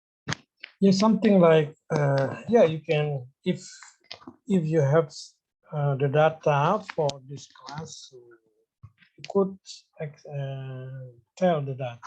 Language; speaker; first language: English; non-native, fluent; Indonesian